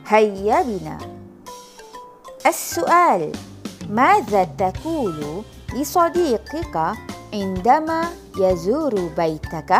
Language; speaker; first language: Arabic; non-native, fluent; Malay